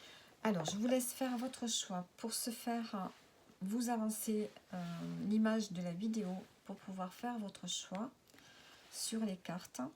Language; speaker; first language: French; native; French